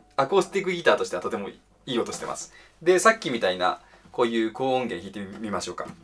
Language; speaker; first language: Japanese; native; Japanese